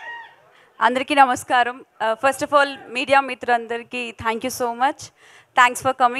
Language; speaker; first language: Telugu; native; Telugu